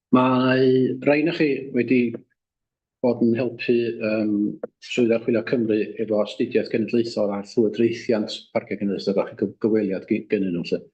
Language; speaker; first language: Welsh; native; Welsh